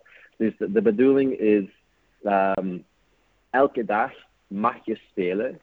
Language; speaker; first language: Dutch; non-native, fluent; English